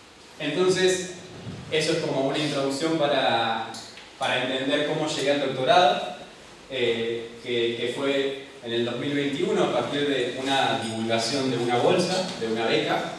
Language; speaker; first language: Spanish; native; Spanish